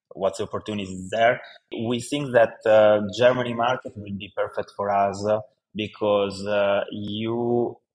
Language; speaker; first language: English; non-native, fluent; Italian